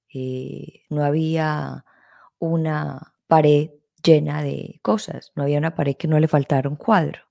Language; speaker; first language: Spanish; native; Spanish